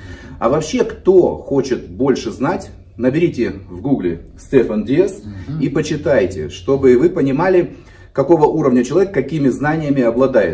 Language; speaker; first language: Russian; native; Russian